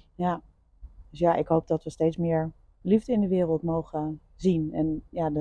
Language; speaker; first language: Dutch; native; Dutch